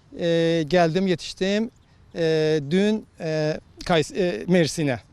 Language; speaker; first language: Turkish; non-native, learner; Azerbaijani